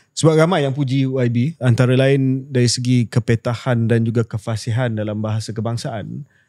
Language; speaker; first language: Malay; native; Malay